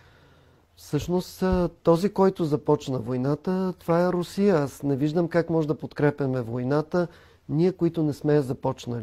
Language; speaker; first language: Bulgarian; native; Bulgarian